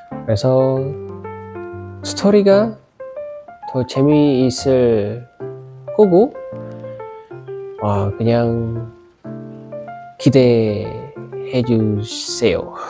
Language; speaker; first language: Korean; non-native, learner; Indonesian